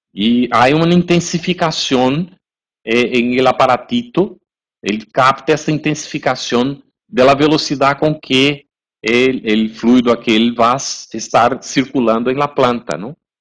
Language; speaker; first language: Spanish; non-native, fluent; Portuguese